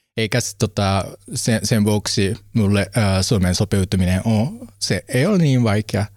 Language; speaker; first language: Finnish; non-native, learner; Japanese